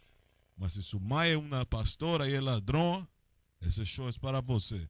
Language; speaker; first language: Portuguese; non-native, learner; Spanish